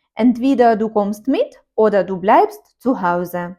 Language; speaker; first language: German; non-native, fluent; Ukrainian